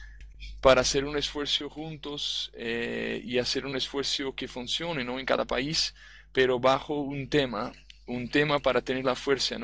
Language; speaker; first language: Spanish; non-native, fluent; Portuguese